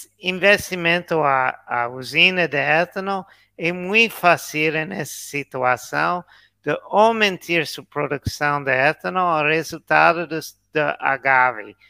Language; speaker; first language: Portuguese; non-native, learner; English